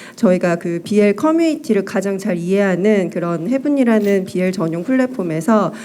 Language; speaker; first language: Korean; native; Korean